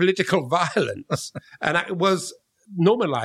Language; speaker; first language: English; native; English